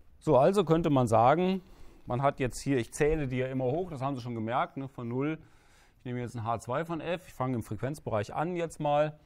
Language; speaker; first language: German; native; German